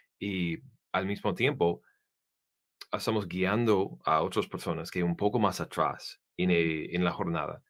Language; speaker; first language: Spanish; non-native, learner; English